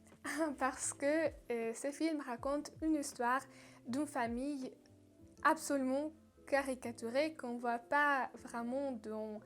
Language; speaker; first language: French; non-native, learner; Russian